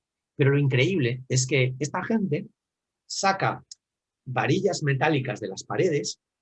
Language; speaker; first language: Spanish; native; Spanish